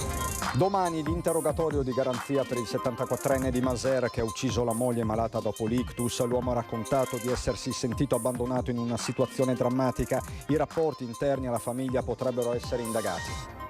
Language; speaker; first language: Italian; native; Italian